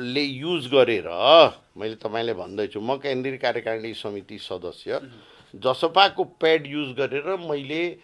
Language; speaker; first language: Nepali; non-native, local second language; Bhojpuri